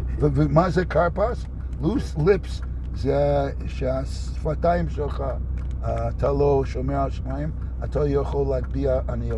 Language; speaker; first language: Hebrew; non-native, fluent; English